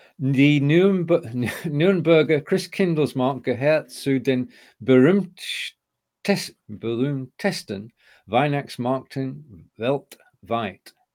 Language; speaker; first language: German; non-native, learner; English